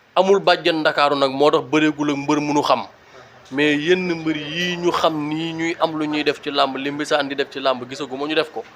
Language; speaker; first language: Wolof; native; Wolof